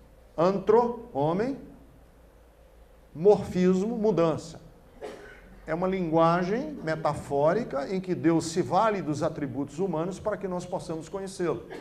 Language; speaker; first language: Portuguese; native; Portuguese